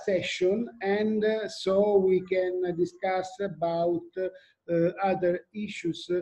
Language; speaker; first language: English; non-native, fluent; Italian